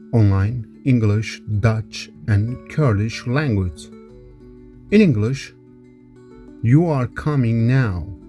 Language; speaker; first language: English; non-native, fluent; Kurdish